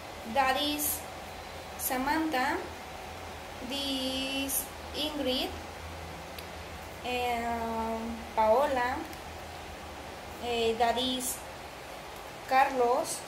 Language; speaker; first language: English; non-native, learner; Spanish